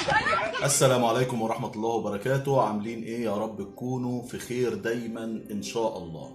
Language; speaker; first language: Arabic; native; Arabic